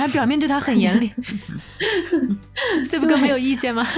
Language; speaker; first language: Chinese; native; Chinese